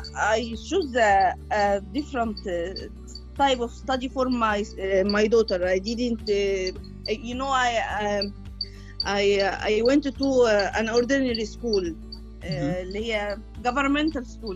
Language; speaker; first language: English; non-native, learner; Arabic